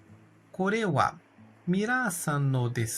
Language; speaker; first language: Japanese; non-native, learner; Portuguese